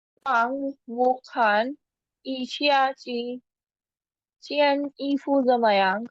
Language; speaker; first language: Chinese; non-native, learner; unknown